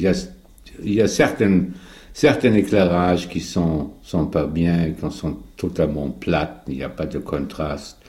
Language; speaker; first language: French; non-native, fluent; German